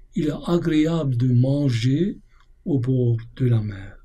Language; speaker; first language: French; non-native, fluent; Turkish